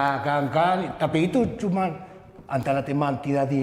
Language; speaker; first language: Indonesian; non-native, learner; Spanish